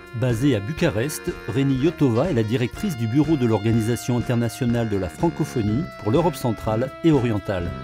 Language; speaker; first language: French; native; French